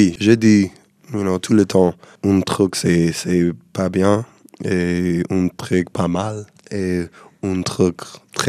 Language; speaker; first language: French; non-native, learner; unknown